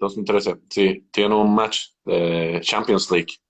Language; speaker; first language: Spanish; non-native, learner; Turkish